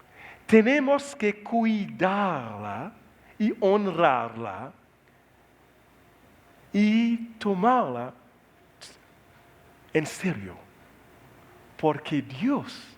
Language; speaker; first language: Spanish; non-native, learner; Haitian Creole